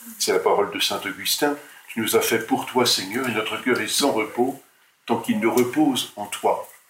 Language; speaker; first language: French; native; French